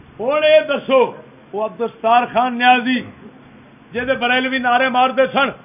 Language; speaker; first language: Urdu; non-native, local second language; Punjabi